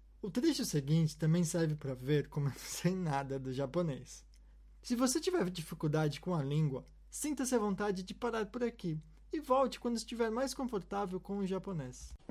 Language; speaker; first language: Portuguese; native; Portuguese